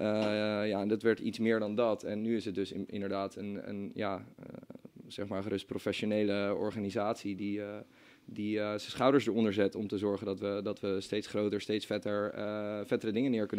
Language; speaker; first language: Dutch; native; Dutch